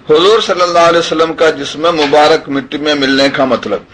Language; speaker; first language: Hindi; non-native, local second language; Malayalam